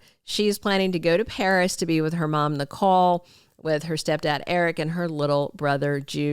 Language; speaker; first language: English; native; English